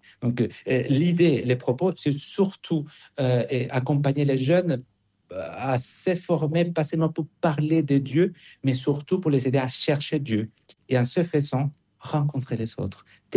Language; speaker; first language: French; non-native, fluent; Spanish